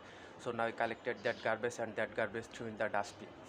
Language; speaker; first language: English; non-native, learner; Bangla